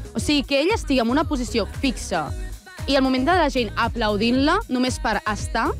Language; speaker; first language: Catalan; non-native, local second language; Spanish